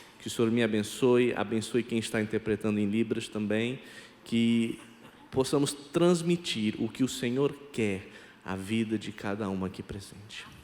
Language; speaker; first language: Portuguese; non-native, local second language; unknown